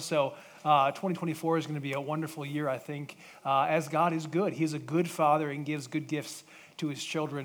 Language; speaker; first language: English; native; English